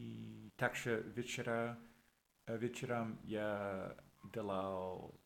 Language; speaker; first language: Russian; non-native, learner; English